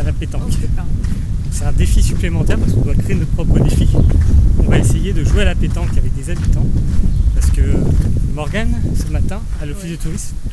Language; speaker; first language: French; native; French